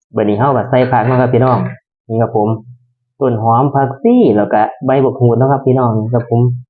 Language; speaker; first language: Thai; native; Thai